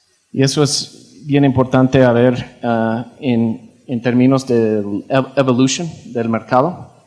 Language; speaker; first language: Spanish; non-native, fluent; English